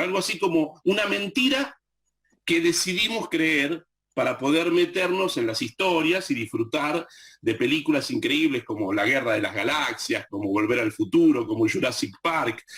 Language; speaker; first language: Spanish; native; Spanish